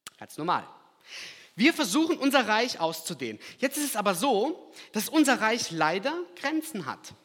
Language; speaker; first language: German; early bilingual, other home language; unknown